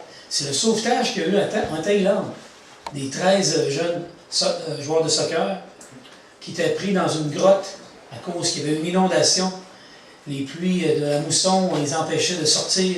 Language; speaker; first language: French; native; French